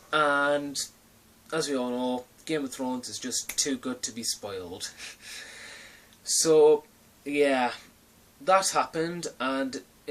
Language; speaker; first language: English; native; English